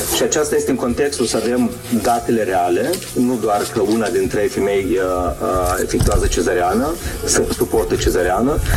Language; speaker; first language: Romanian; native; Romanian